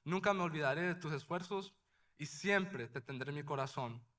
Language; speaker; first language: Spanish; early bilingual, other home language; English